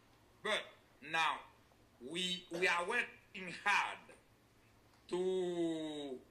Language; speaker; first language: English; non-native, learner; Haitian Creole